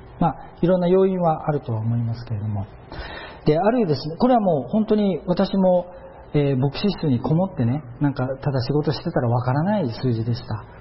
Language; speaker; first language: Japanese; native; Japanese